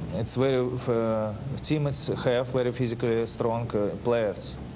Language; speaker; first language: English; non-native, learner; Russian